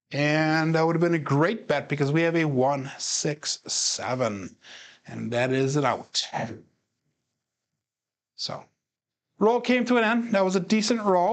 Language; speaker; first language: English; native; English